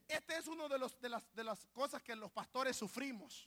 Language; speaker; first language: Spanish; native; Spanish